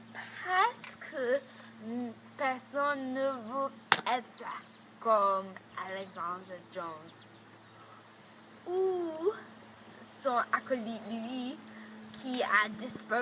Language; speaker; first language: French; non-native, learner; English